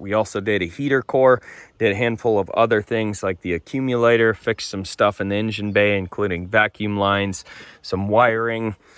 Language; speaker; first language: English; native; English